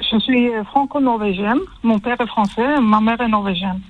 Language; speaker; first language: French; early bilingual, heritage; French